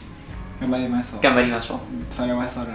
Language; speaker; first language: Japanese; non-native, learner; Vietnamese